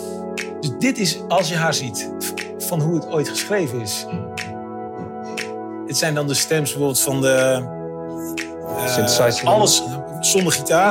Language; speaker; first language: Dutch; native; Dutch